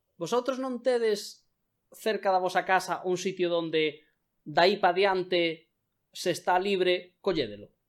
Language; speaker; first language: Galician; non-native, local second language; Spanish